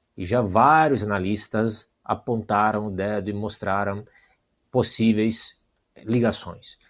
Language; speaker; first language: Portuguese; non-native, fluent; Italian